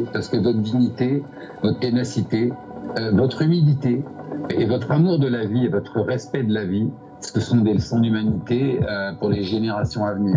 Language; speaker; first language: French; native; French